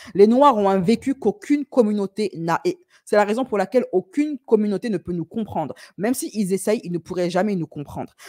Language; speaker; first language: French; native; French